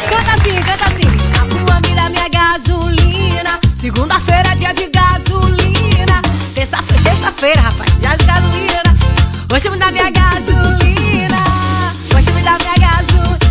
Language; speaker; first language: Portuguese; native; Portuguese